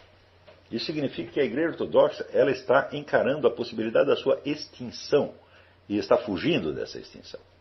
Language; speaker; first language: Portuguese; native; Portuguese